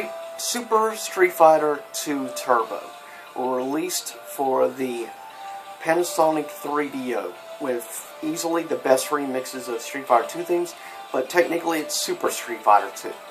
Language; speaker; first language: English; native; English